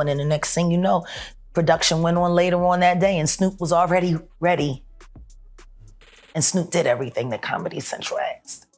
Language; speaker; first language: English; native; English